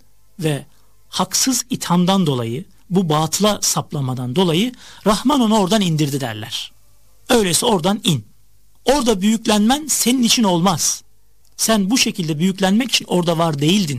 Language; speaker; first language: Turkish; native; Turkish